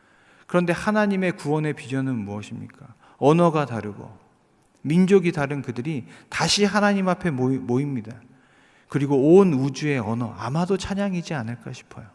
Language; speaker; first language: Korean; native; Korean